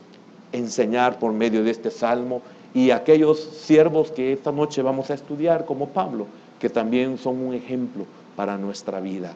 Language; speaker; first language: Spanish; native; Spanish